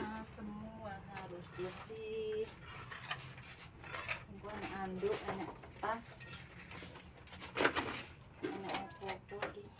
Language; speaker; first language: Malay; non-native, local second language; Javanese